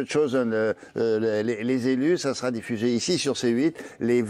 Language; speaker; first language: French; native; French